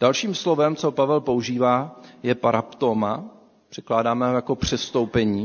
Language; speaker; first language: Czech; native; Czech